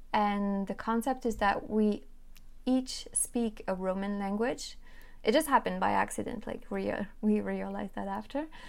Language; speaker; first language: English; non-native, fluent; French